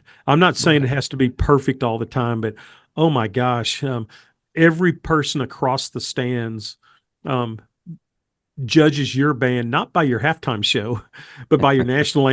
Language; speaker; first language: English; native; English